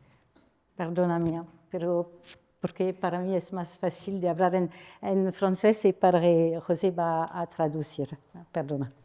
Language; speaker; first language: Spanish; non-native, learner; French